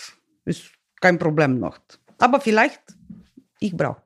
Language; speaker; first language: German; non-native, learner; Bulgarian